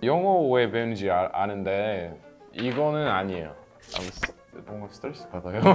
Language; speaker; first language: Korean; non-native, learner; English